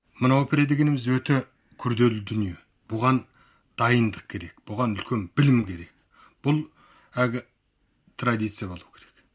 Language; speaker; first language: Kazakh; early bilingual, heritage; Kazakh